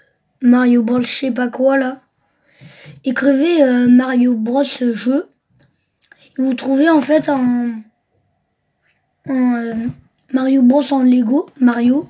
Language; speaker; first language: French; early bilingual, other home language; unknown